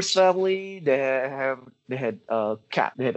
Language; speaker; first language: English; non-native, learner; Indonesian